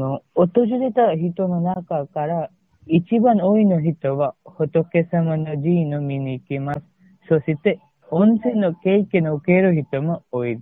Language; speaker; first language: Japanese; non-native, learner; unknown